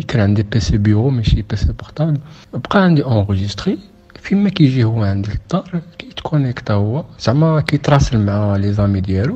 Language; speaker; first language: Arabic; native; Arabic